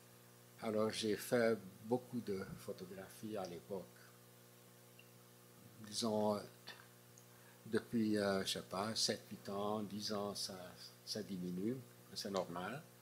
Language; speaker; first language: French; non-native, fluent; Hungarian